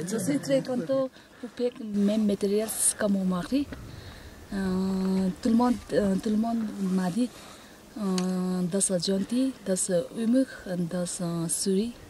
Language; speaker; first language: French; non-native, learner; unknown